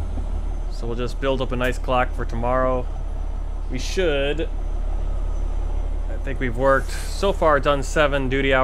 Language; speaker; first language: English; native; English